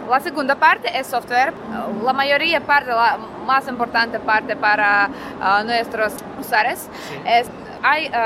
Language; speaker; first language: Spanish; non-native, learner; Russian